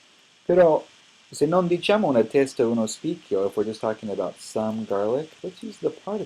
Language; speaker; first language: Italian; non-native, fluent; English